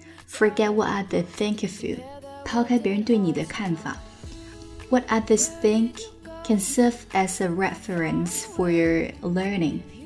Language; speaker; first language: English; non-native, fluent; Chinese